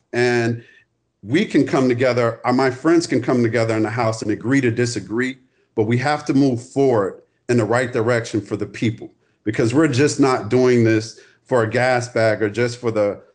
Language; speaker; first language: English; native; English